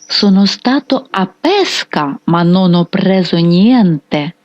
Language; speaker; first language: Italian; non-native, fluent; Ukrainian